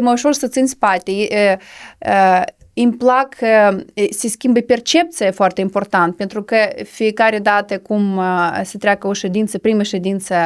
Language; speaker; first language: Romanian; non-native, local second language; Russian